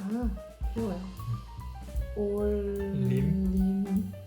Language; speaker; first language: Korean; non-native, learner; English